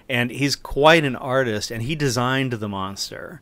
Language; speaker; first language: English; native; English